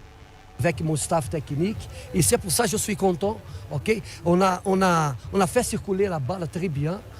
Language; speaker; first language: French; non-native, fluent; Portuguese